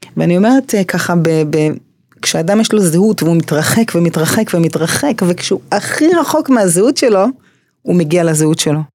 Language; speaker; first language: Hebrew; early bilingual, other home language; English